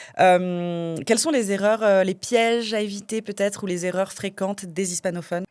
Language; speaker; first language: French; native; French